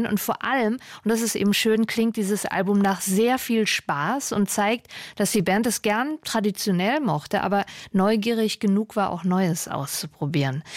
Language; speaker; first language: German; native; German